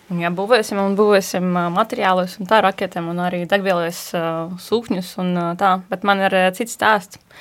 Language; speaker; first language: Latvian; non-native, fluent; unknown